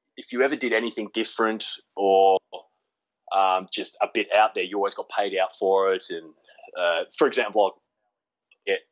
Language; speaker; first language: English; native; English